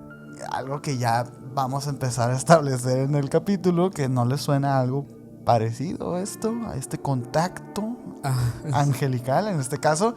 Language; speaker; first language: Spanish; native; Spanish